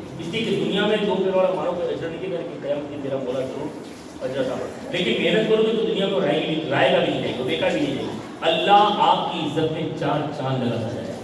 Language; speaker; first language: Urdu; non-native, local second language; Gujarati